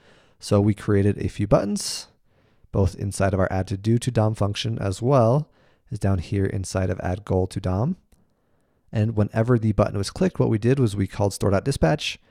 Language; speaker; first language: English; native; English